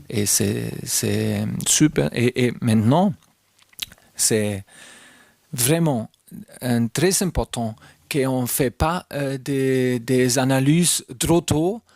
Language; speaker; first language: French; non-native, fluent; German